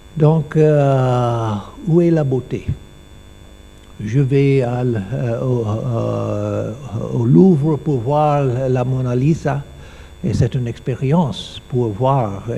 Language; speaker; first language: French; non-native, learner; English